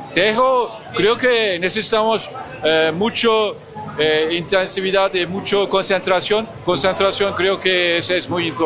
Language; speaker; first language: Spanish; non-native, learner; Turkish